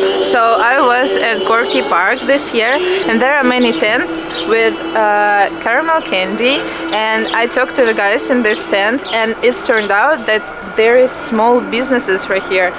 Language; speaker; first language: English; non-native, fluent; Russian